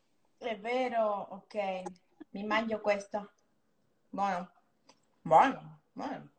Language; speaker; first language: Italian; non-native, learner; English